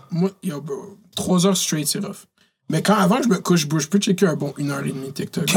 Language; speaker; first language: French; early bilingual, other home language; Arabic